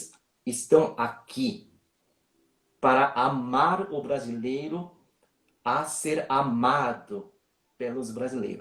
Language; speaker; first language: Portuguese; non-native, learner; Korean